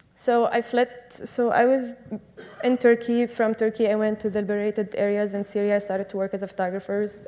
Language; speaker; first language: English; non-native, fluent; Arabic